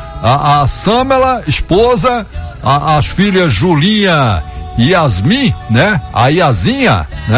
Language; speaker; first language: Portuguese; native; Portuguese